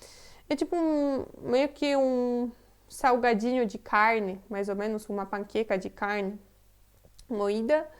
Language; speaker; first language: Portuguese; non-native, fluent; Polish